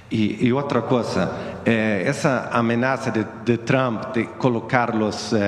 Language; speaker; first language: Spanish; non-native, learner; Swedish